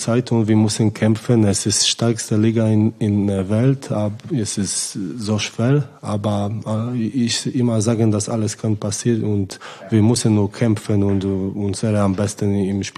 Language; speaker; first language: German; non-native, learner; Polish